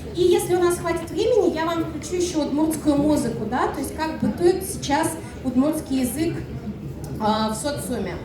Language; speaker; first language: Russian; non-native, local second language; Udmurt